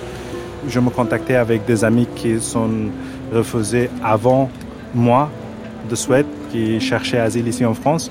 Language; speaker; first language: French; non-native, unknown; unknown